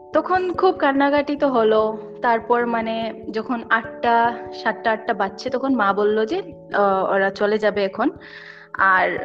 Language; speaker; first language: Bangla; non-native, local second language; Assamese